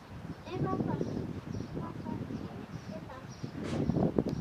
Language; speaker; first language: French; non-native, learner; Haitian Creole